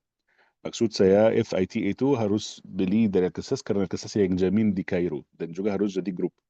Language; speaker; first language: Indonesian; non-native, fluent; Arabic